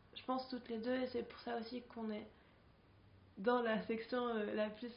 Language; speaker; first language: French; non-native, fluent; Spanish